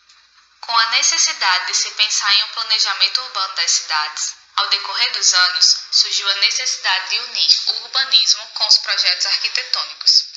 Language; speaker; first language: Portuguese; native; Portuguese